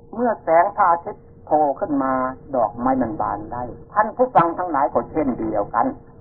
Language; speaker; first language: Thai; non-native, local second language; Northeastern Thai